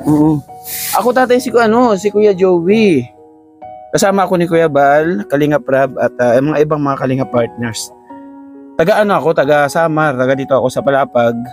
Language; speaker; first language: Filipino; non-native, local second language; Waray